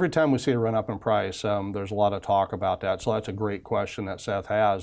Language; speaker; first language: English; native; English